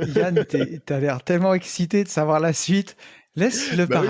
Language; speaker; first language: French; native; French